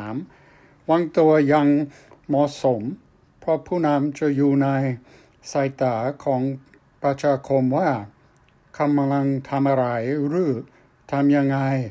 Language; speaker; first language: Thai; non-native, fluent; English